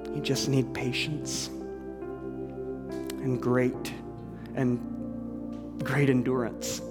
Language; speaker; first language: English; native; English